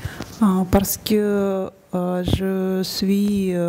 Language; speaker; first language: French; non-native, learner; Russian